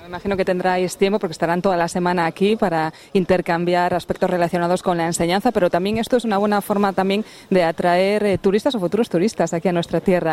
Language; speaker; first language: Spanish; native; Spanish